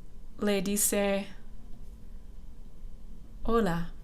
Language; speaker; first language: Spanish; non-native, fluent; English